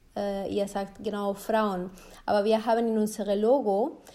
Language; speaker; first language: German; non-native, fluent; Spanish